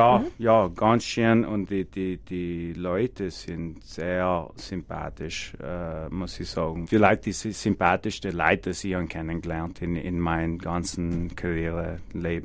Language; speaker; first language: German; non-native, learner; English